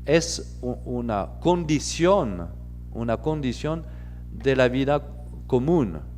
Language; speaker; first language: Spanish; non-native, fluent; French